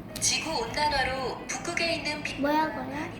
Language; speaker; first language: Korean; early bilingual, heritage; Korean